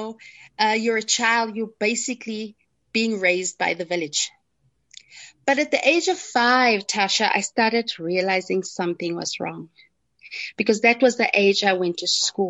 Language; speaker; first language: English; non-native, local second language; Afrikaans